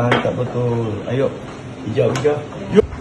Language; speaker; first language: Indonesian; non-native, fluent; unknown